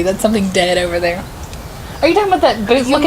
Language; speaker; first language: English; native; English